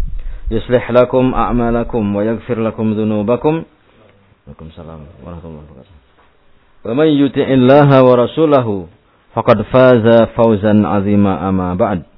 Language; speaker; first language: Arabic; non-native, fluent; Indonesian